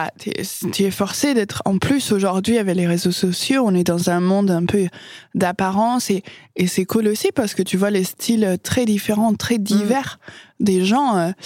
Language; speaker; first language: French; non-native, fluent; English